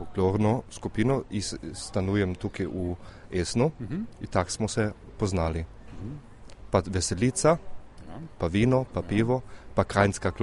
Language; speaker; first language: Slovenian; early bilingual, heritage; German